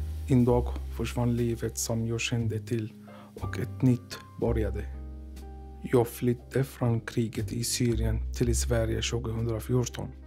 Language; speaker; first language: Swedish; non-native, learner; Arabic